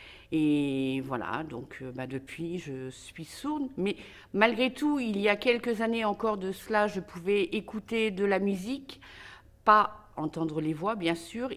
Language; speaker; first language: French; native; French